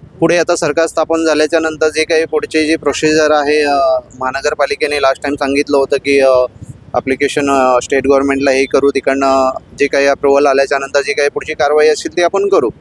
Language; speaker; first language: Marathi; native; Marathi